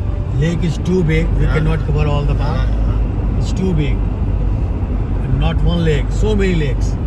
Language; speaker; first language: English; non-native, local second language; Hindi